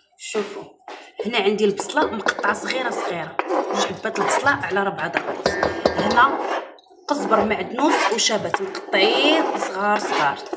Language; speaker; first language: Arabic; native; Arabic